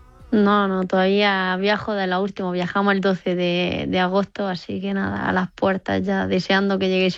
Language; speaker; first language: Spanish; native; Spanish